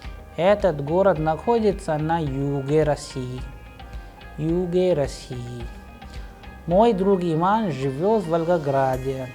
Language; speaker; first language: Russian; non-native, fluent; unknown